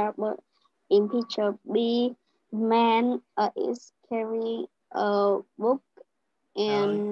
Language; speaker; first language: English; non-native, learner; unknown